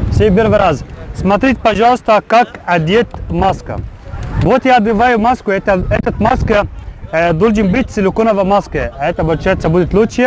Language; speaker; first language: Russian; non-native, learner; Arabic